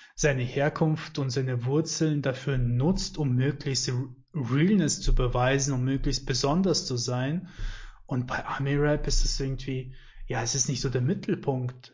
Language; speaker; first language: German; non-native, learner; English